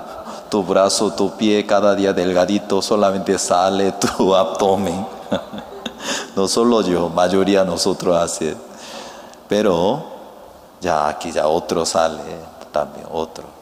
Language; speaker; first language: Spanish; non-native, learner; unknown